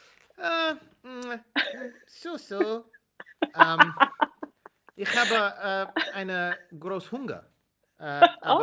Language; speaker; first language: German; non-native, learner; English